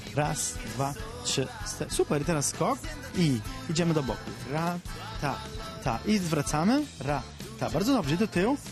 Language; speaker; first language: Polish; non-native, fluent; Italian